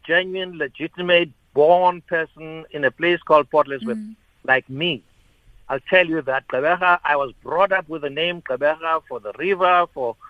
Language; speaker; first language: English; non-native, local second language; Xhosa